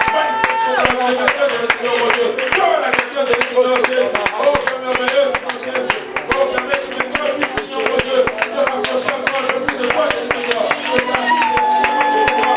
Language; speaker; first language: French; non-native, local second language; Haitian Creole